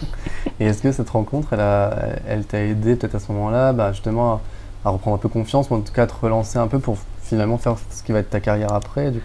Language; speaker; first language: French; native; French